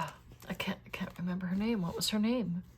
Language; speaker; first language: English; native; English